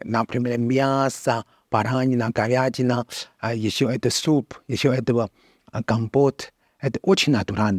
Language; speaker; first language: Russian; non-native, learner; Chinese